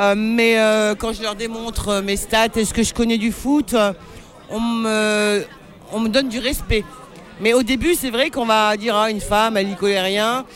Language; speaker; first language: French; non-native, local second language; Arabic